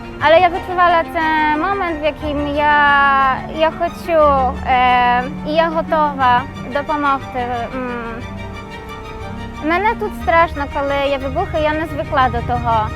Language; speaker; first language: Ukrainian; non-native, learner; Polish